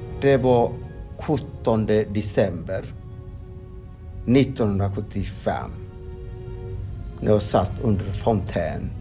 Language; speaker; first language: Swedish; non-native, fluent; Odia